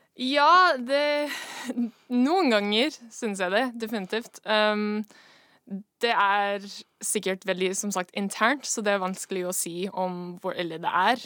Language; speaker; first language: Norwegian; non-native, fluent; English